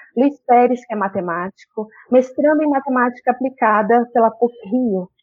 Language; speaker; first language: Portuguese; native; Portuguese